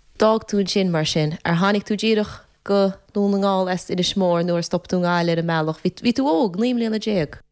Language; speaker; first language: Irish; native; Irish